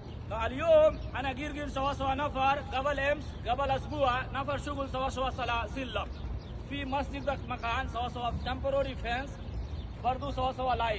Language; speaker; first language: Arabic; non-native, learner; Hindi